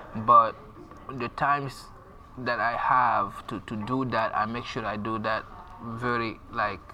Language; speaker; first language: English; non-native, fluent; French